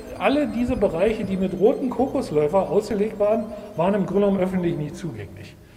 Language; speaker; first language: German; native; German